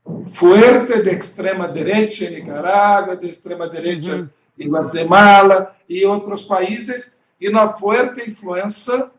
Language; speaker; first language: Spanish; non-native, learner; Portuguese